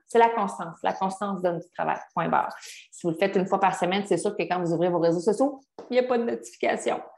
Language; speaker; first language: French; native; French